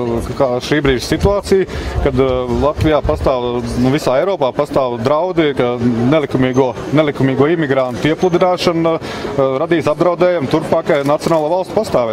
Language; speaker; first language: Latvian; native; Latvian